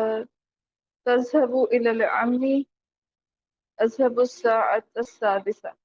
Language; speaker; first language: Arabic; non-native, learner; Urdu